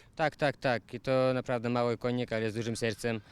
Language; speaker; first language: Polish; non-native, learner; Russian